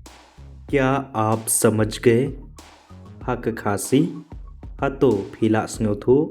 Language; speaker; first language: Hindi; non-native, local second language; Khasi